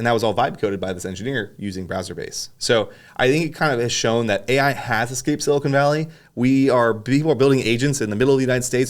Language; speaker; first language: English; native; English